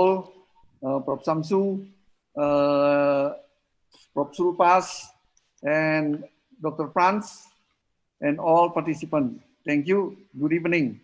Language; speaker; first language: English; non-native, learner; Indonesian